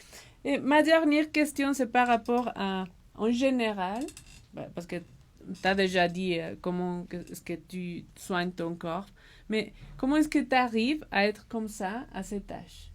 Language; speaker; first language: French; non-native, learner; Spanish